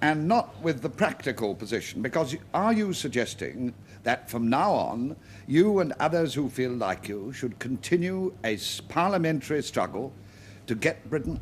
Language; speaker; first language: English; native; English